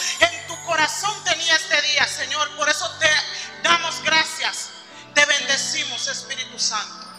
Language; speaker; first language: Spanish; native; Spanish